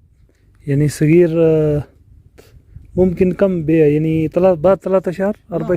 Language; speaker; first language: Arabic; non-native, learner; Urdu